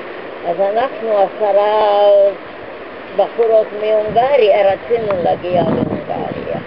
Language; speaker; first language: Hebrew; non-native, fluent; Hungarian